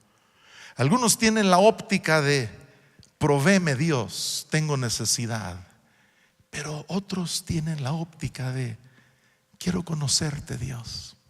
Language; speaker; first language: Spanish; non-native, local second language; English